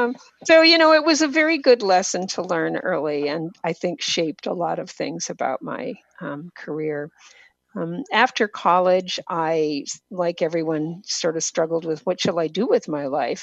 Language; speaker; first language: English; native; English